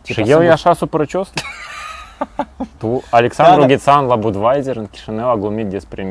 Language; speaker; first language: Romanian; non-native, local second language; Russian